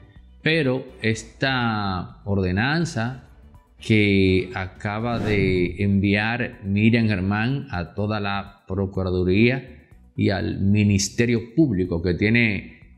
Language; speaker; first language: Spanish; native; Spanish